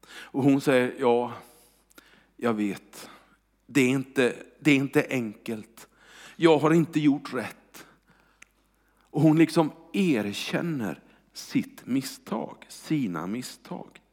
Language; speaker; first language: Swedish; native; Swedish